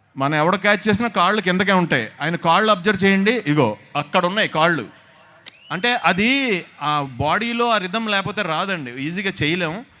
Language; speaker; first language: Telugu; native; Telugu